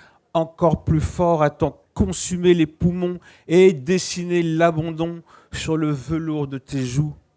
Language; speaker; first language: French; native; French